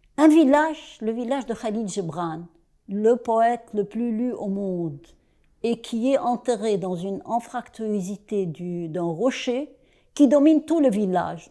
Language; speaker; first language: French; non-native, local second language; Arabic